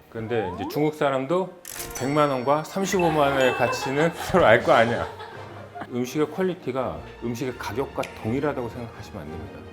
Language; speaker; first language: Korean; native; Korean